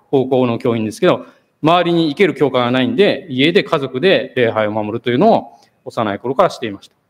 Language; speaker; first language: Japanese; native; Japanese